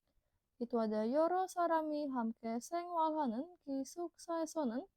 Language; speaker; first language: Korean; non-native, learner; Indonesian